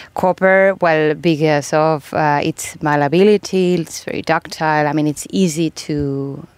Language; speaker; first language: English; non-native, fluent; Spanish